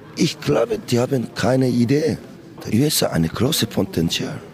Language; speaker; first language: German; non-native, learner; Korean